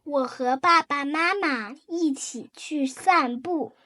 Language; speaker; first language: Chinese; non-native, learner; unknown